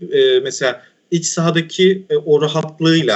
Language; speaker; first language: Turkish; native; Turkish